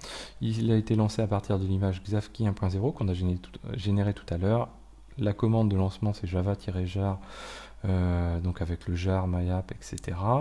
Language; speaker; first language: French; native; French